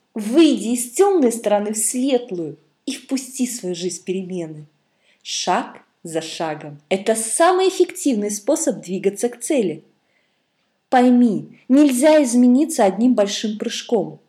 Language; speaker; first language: Russian; native; Russian